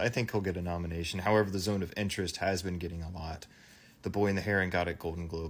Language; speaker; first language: English; native; English